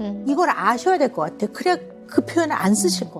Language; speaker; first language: Korean; native; Korean